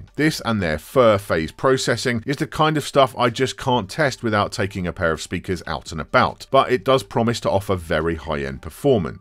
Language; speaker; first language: English; native; English